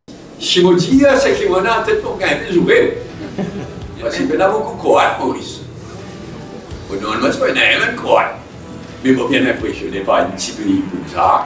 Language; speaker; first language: French; non-native, local second language; Morisyen